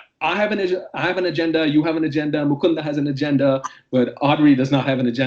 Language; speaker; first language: English; non-native, local second language; Hindi